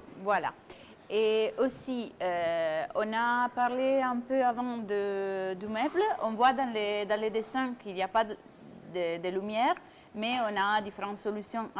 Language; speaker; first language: French; non-native, fluent; Italian